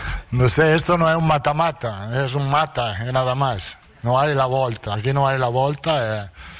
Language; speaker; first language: Portuguese; non-native, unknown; Italian